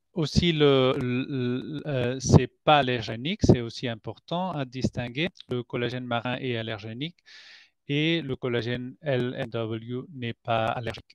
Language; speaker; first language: French; non-native, fluent; Spanish